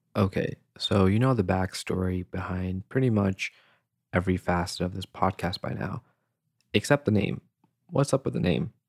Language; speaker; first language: English; native; English